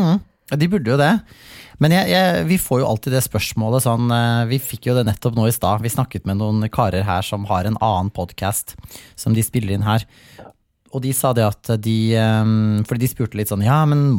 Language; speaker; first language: Norwegian; native; Norwegian